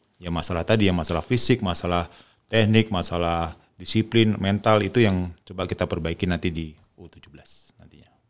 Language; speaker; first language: Indonesian; native; Indonesian